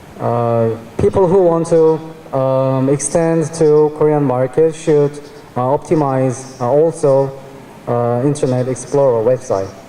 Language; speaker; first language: English; non-native, fluent; Korean